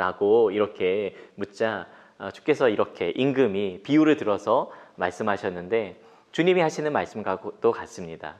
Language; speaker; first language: Korean; native; Korean